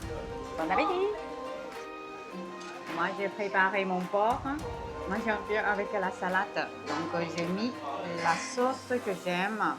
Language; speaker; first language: French; non-native, fluent; Chinese